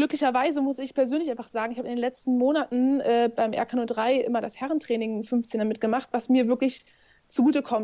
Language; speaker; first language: German; native; German